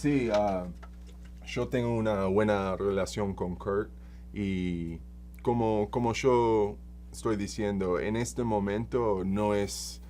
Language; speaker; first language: Spanish; early bilingual, heritage; Spanish